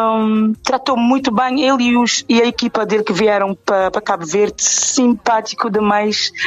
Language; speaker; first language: Portuguese; non-native, local second language; Kabuverdianu